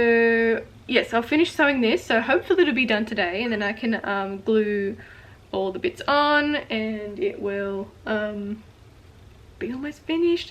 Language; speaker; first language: English; native; English